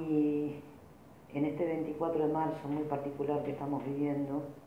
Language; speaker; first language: Spanish; native; Spanish